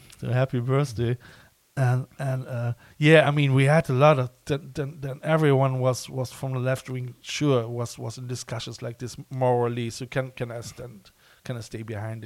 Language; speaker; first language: English; non-native, fluent; German